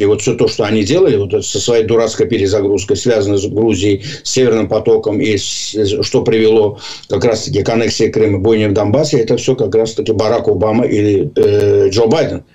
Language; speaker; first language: Russian; non-native, local second language; Azerbaijani